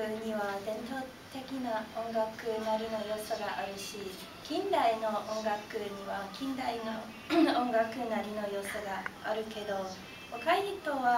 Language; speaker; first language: Japanese; non-native, learner; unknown